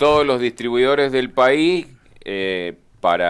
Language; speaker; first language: Spanish; native; Spanish